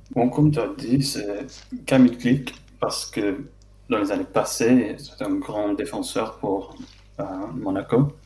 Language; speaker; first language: French; non-native, fluent; English